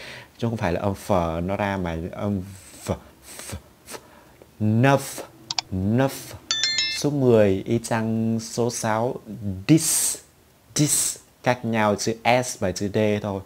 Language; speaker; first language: Vietnamese; native; Vietnamese